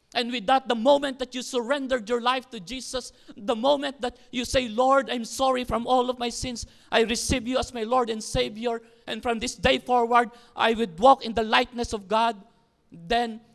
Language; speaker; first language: English; non-native, local second language; Filipino